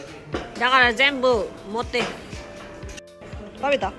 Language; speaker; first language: Japanese; non-native, fluent; Filipino